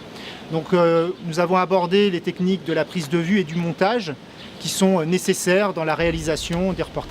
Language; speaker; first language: French; native; French